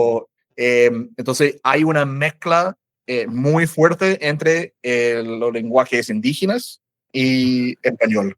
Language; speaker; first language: Spanish; non-native, fluent; English